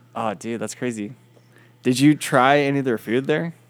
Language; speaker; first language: English; early bilingual, other home language; Filipino